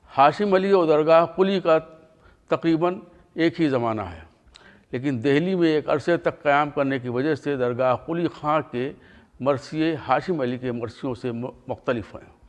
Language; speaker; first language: Urdu; native; Urdu